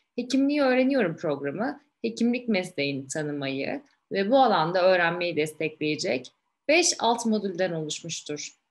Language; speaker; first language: Turkish; native; Turkish